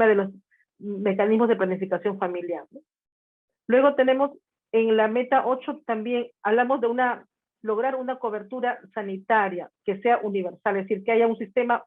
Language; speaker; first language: Spanish; native; Spanish